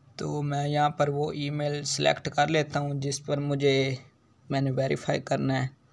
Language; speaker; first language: Hindi; native; Hindi